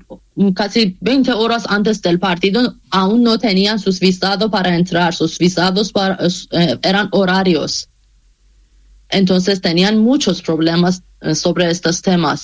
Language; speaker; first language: Spanish; non-native, fluent; Persian